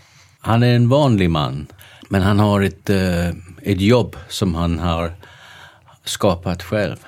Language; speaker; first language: Swedish; non-native, fluent; Danish